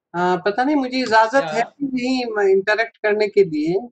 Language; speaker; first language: Hindi; non-native, local second language; Assamese